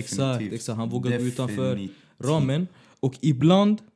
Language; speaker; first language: Swedish; native; Swedish